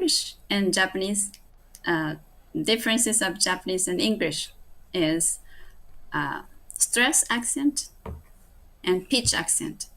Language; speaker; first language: English; non-native, learner; Japanese